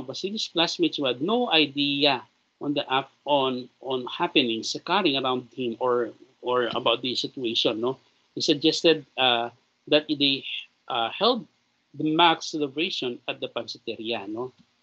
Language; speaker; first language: English; non-native, local second language; Filipino